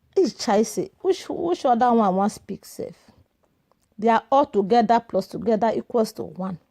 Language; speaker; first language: Nigerian Pidgin; non-native, local second language; Bini